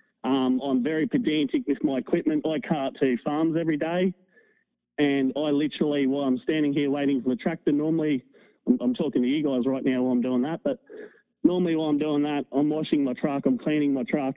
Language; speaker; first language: English; native; English